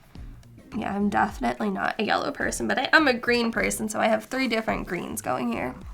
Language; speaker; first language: English; native; English